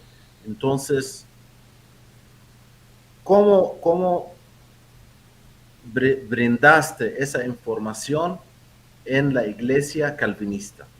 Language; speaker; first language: Spanish; non-native, fluent; Arabic